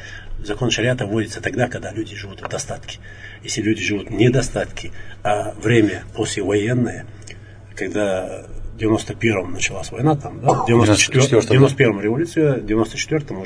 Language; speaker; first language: Russian; non-native, local second language; Chechen